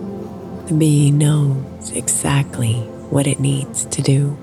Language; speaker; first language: English; native; English